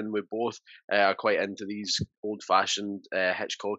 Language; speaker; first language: English; native; English